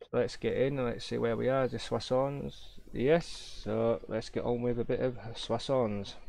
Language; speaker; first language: English; native; English